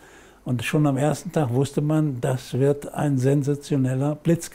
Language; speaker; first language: German; native; German